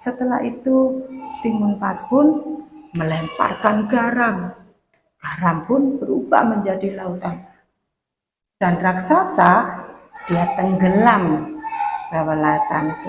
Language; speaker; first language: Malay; non-native, local second language; Javanese